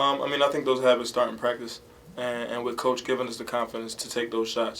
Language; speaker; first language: English; native; English